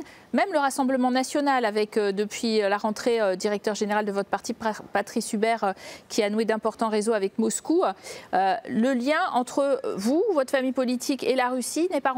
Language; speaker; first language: French; native; French